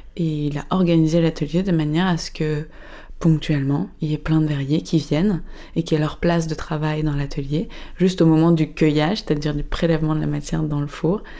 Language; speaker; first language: French; native; French